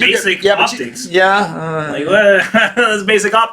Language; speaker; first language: English; native; English